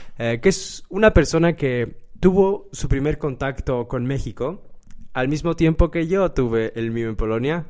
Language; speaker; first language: Spanish; native; Spanish